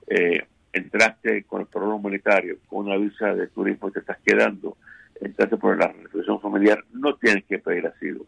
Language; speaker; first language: Spanish; native; Spanish